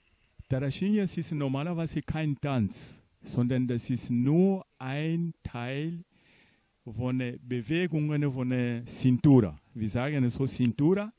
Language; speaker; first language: German; non-native, fluent; Portuguese